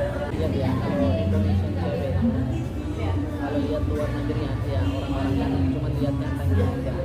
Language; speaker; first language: Indonesian; non-native, fluent; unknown